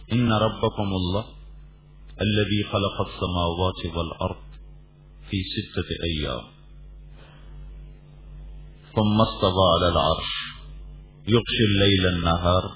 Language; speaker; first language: Urdu; native; Urdu